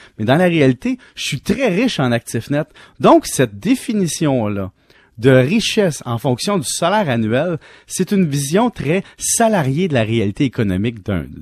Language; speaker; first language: French; native; French